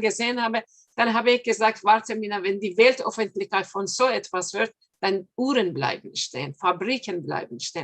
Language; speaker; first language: German; non-native, fluent; Persian